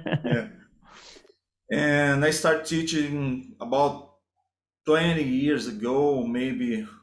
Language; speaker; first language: English; non-native, learner; Portuguese